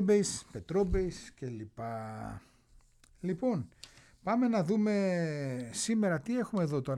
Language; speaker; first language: Greek; native; Greek